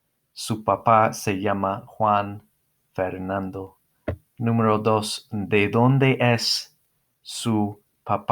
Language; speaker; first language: Spanish; non-native, fluent; English